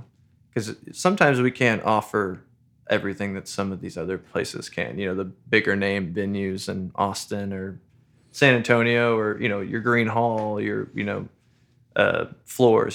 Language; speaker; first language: English; native; English